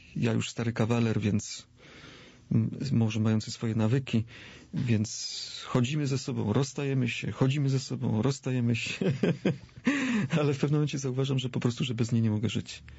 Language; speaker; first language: Polish; native; Polish